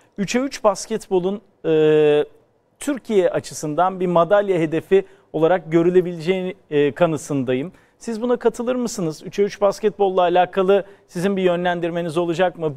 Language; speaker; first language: Turkish; native; Turkish